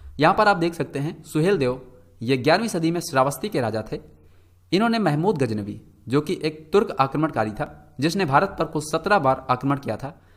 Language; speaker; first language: Hindi; native; Hindi